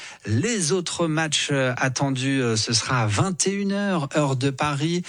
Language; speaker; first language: French; native; French